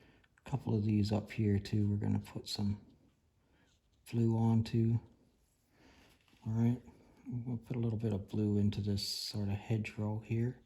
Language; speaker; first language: English; native; English